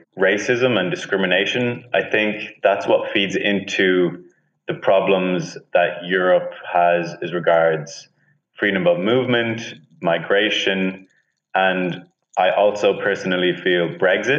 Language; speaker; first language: English; native; English